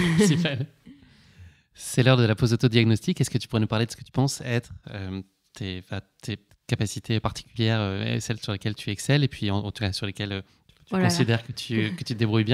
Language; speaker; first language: French; native; French